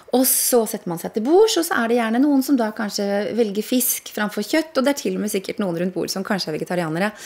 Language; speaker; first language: Norwegian; native; Norwegian